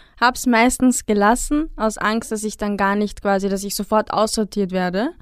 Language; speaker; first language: German; native; German